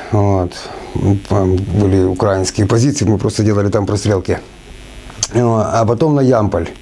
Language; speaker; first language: Russian; native; Russian